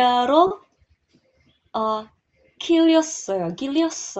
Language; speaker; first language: Korean; non-native, learner; English